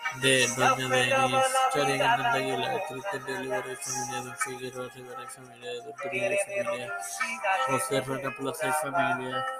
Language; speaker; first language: Spanish; native; Spanish